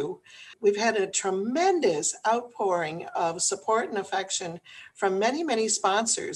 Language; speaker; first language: English; native; English